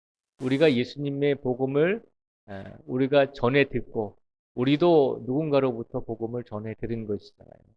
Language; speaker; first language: Korean; native; Korean